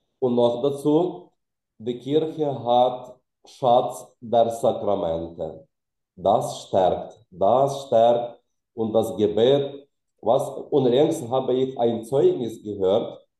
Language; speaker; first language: German; non-native, fluent; Ukrainian